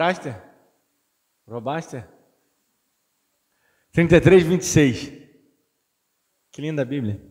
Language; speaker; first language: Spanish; non-native, fluent; Portuguese